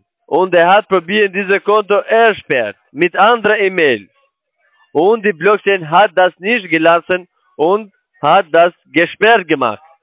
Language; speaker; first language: German; non-native, learner; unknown